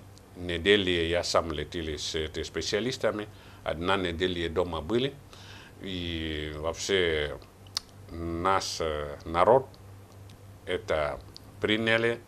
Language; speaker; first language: Russian; non-native, learner; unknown